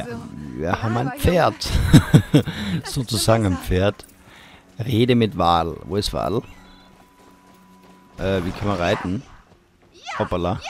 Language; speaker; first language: German; native; German